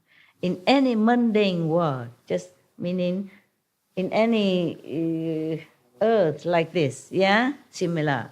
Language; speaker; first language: English; non-native, fluent; Vietnamese